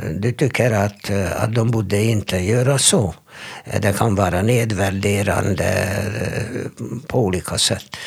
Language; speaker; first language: Swedish; non-native, fluent; Hebrew